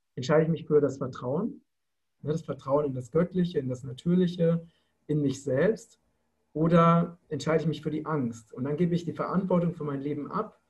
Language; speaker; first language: German; native; German